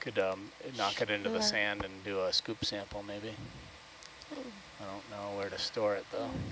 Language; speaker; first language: English; native; English